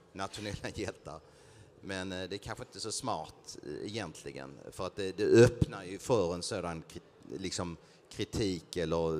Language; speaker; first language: Swedish; native; Swedish